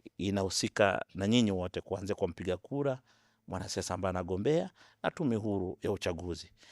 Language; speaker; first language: Swahili; non-native, local second language; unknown